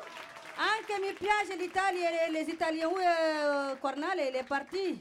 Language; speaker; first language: Italian; non-native, learner; Tamasheq